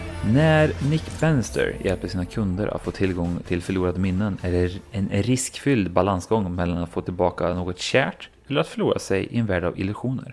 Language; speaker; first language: Swedish; native; Swedish